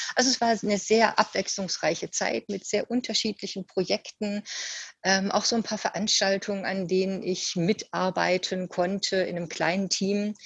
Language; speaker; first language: German; native; German